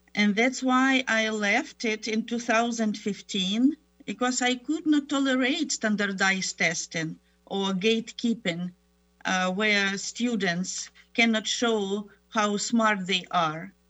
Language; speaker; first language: English; non-native, fluent; Russian